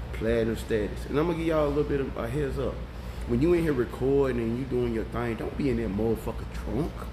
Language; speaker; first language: English; native; English